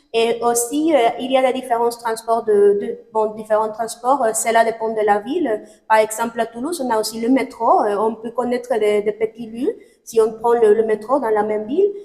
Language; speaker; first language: French; non-native, fluent; Spanish